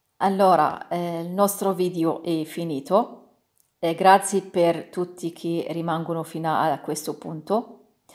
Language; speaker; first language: Italian; non-native, learner; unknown